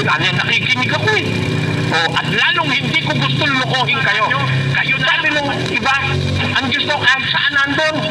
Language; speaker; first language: Filipino; native; Filipino